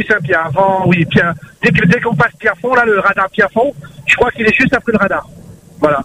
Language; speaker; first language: French; native; French